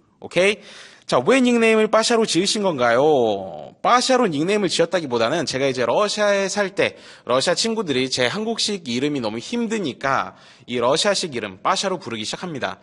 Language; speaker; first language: Korean; early bilingual, heritage; Russian